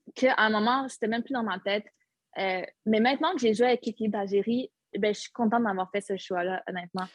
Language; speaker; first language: French; early bilingual, other home language; Arabic